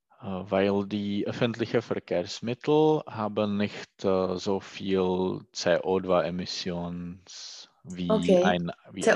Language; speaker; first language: German; non-native, learner; Czech